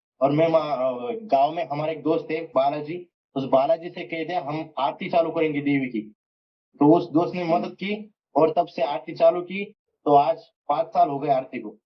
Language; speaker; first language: Hindi; non-native, local second language; Marathi